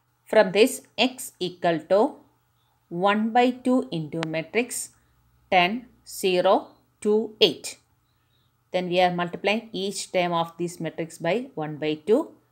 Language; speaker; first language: English; non-native, local second language; Malayalam